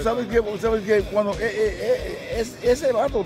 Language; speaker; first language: Spanish; early bilingual, heritage; English